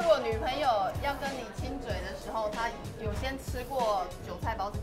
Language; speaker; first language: Chinese; native; Chinese